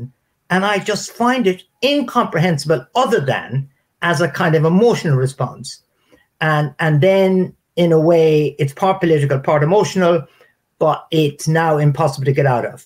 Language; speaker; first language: English; native; English